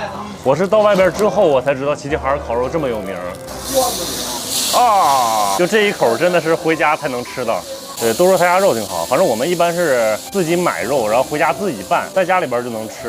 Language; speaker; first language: Chinese; native; Chinese